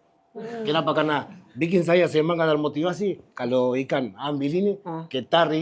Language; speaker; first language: Indonesian; non-native, fluent; Spanish